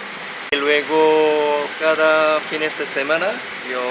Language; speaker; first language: Spanish; non-native, fluent; Korean